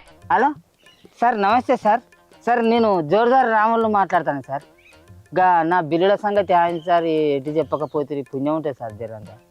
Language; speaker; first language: Telugu; native; Telugu